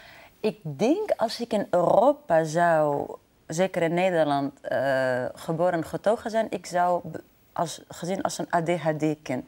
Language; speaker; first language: Dutch; non-native, fluent; Arabic